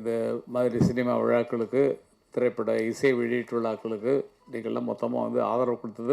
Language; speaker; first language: Tamil; native; Tamil